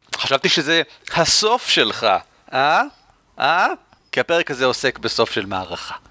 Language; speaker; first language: Hebrew; native; Hebrew